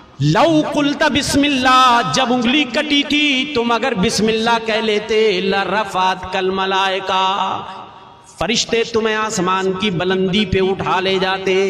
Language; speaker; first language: Urdu; native; Urdu